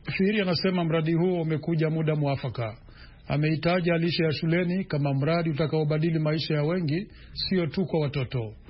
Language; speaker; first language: Swahili; non-native, local second language; Rundi